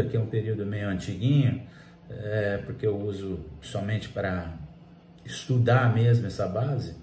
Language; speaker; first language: Portuguese; native; Portuguese